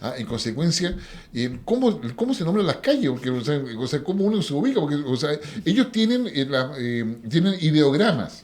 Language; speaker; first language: Spanish; native; Spanish